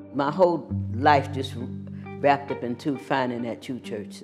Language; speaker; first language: English; native; English